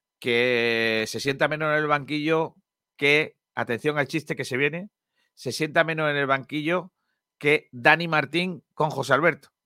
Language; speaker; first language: Spanish; native; Spanish